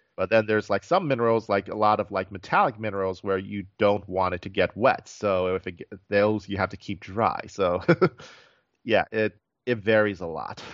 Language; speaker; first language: English; native; English